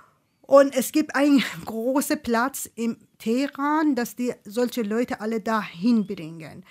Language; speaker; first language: German; non-native, fluent; Persian